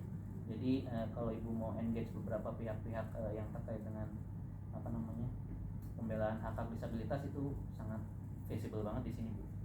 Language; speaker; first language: Indonesian; native; Indonesian